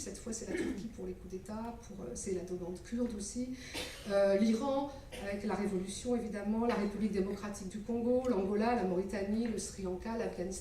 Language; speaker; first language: French; native; French